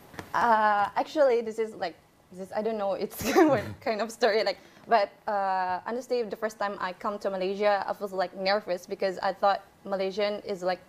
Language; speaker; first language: English; non-native, fluent; Indonesian